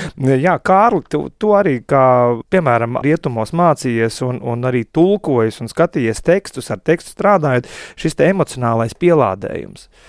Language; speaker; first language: Latvian; native; Latvian